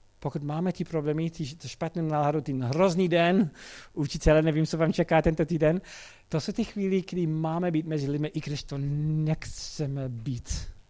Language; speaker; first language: Czech; non-native, fluent; English